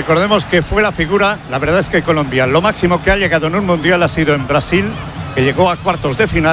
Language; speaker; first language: Spanish; native; Spanish